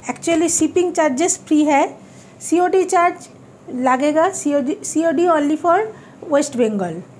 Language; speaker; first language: Hindi; non-native, local second language; Bangla